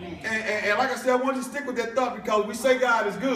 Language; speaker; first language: English; native; English